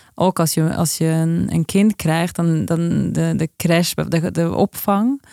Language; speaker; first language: Dutch; non-native, fluent; Norwegian